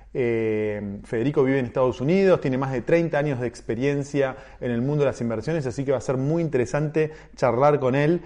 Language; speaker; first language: Spanish; native; Spanish